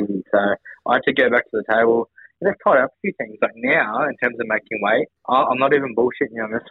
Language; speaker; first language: English; native; English